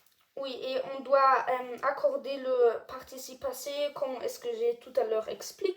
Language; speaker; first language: French; non-native, learner; German